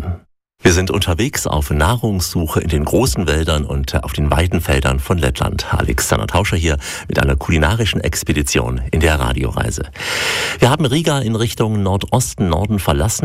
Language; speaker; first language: German; native; German